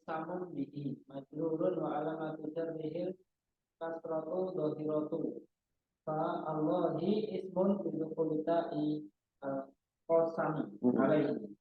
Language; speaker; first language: Arabic; non-native, learner; Indonesian